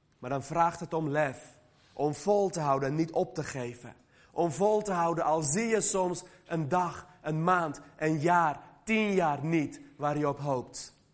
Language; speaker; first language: Dutch; early bilingual, other home language; Armenian